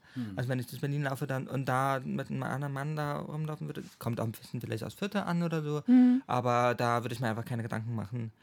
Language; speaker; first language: German; native; German